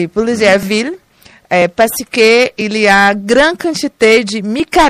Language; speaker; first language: French; non-native, learner; Portuguese